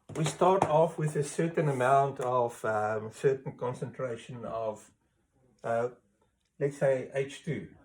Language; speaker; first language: English; non-native, local second language; Afrikaans